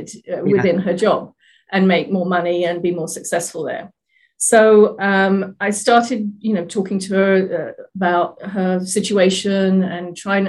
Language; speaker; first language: English; native; English